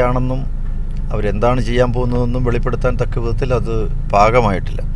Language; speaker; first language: Malayalam; native; Malayalam